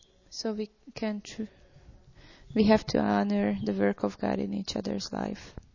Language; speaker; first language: English; non-native, fluent; Hungarian